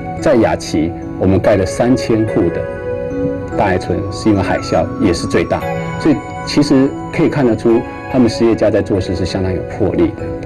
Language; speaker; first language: Chinese; native; Chinese